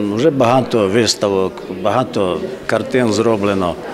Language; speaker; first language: Ukrainian; native; Ukrainian